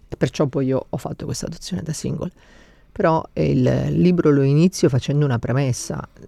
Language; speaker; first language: Italian; native; Italian